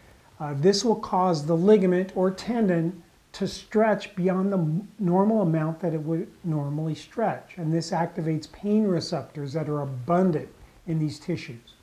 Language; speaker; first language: English; native; English